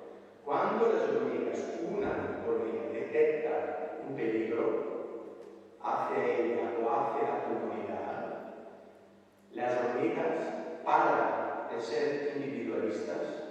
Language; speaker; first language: Spanish; non-native, fluent; Italian